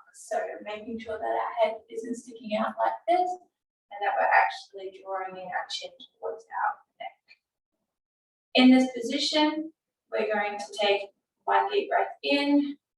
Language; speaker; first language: English; native; English